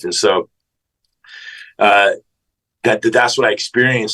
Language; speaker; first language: English; native; English